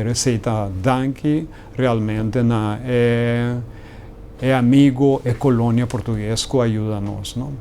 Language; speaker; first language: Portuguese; early bilingual, heritage; Portuguese